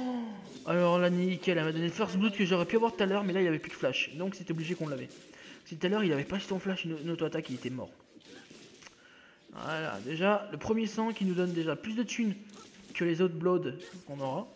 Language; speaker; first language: French; native; French